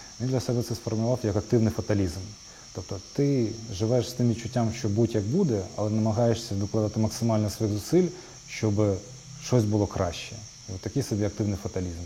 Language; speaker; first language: Ukrainian; non-native, local second language; Crimean Tatar